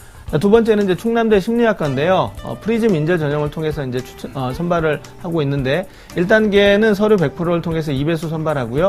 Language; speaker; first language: Korean; native; Korean